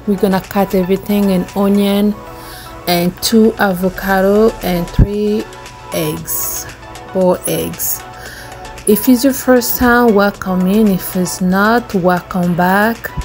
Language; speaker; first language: English; non-native, fluent; Lingala